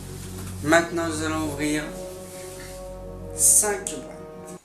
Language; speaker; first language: French; native; French